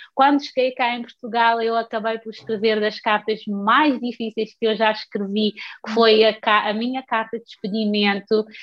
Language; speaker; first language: Portuguese; non-native, local second language; Kabuverdianu